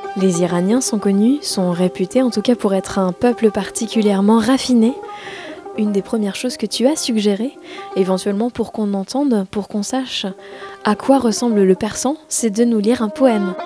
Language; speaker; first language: French; native; French